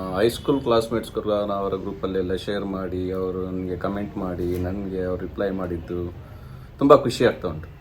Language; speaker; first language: Kannada; non-native, local second language; Tulu